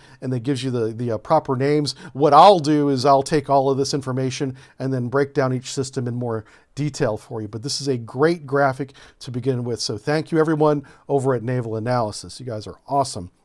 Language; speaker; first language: English; native; English